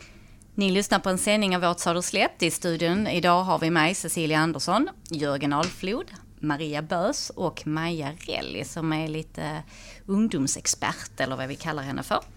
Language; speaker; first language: Swedish; native; Swedish